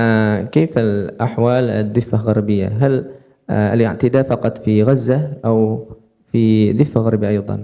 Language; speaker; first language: Arabic; non-native, learner; Indonesian